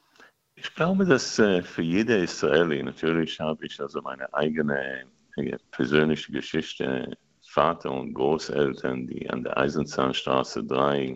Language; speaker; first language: German; non-native, fluent; Hebrew